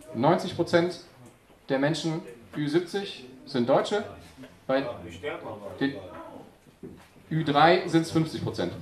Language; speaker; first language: German; native; German